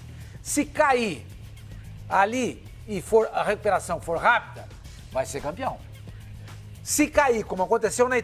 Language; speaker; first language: Portuguese; native; Portuguese